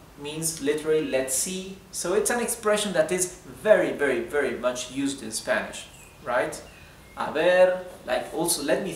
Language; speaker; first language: English; non-native, fluent; Spanish